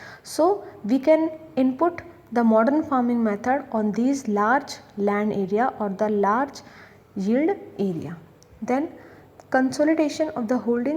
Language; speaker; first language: English; non-native, local second language; Hindi